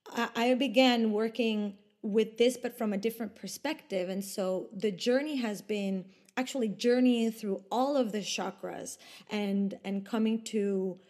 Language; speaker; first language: English; non-native, fluent; Spanish